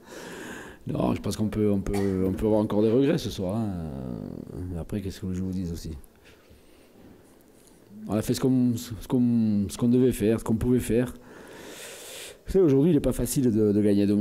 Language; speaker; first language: French; native; French